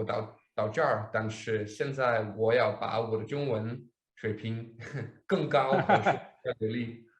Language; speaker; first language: Chinese; non-native, fluent; Danish